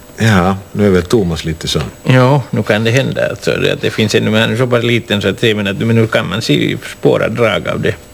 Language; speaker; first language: Swedish; native; Swedish